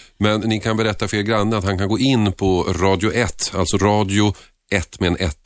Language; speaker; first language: Swedish; early bilingual, other home language; Finnish